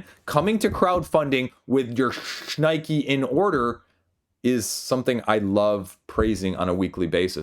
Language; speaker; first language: English; native; English